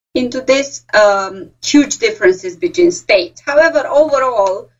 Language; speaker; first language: English; non-native, fluent; Romanian